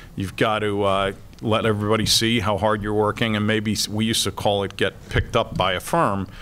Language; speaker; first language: English; native; English